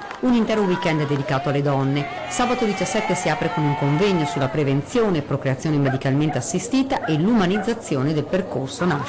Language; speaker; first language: Italian; native; Italian